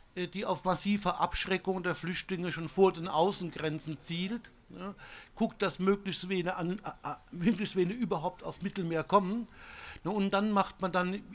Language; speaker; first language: German; non-native, fluent; Italian